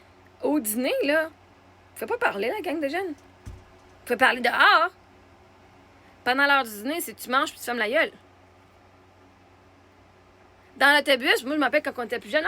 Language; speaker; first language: French; native; French